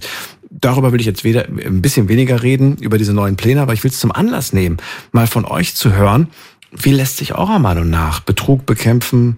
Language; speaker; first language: German; native; German